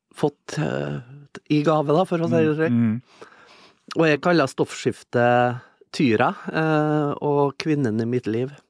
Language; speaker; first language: Norwegian; native; Norwegian